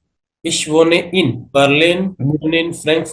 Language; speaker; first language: German; non-native, learner; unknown